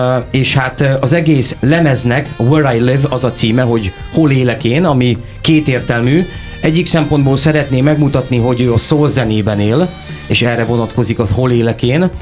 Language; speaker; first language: Hungarian; native; Hungarian